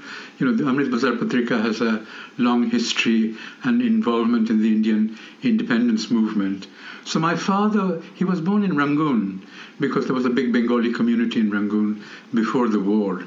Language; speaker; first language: English; non-native, local second language; Bangla